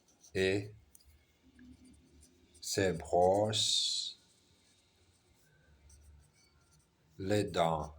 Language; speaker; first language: French; non-native, learner; Portuguese